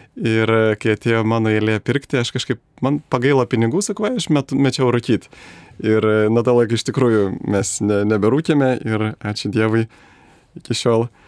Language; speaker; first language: Lithuanian; native; Lithuanian